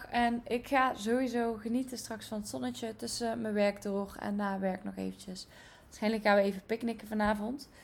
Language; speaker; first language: Dutch; native; Dutch